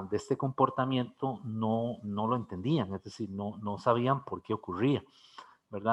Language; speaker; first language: Spanish; native; Spanish